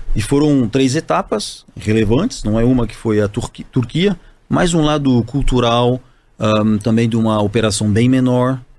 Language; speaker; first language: Portuguese; non-native, fluent; French